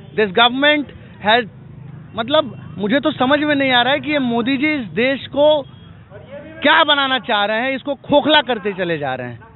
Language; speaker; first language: Hindi; native; Hindi